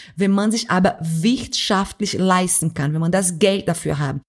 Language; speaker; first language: German; non-native, fluent; Portuguese